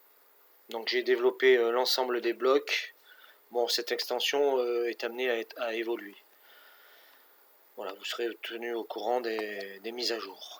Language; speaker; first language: French; native; French